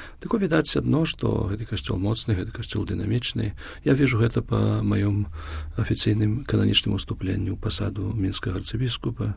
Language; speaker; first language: Belarusian; native; Belarusian